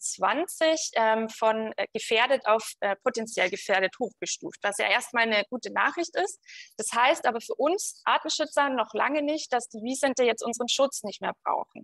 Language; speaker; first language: German; native; German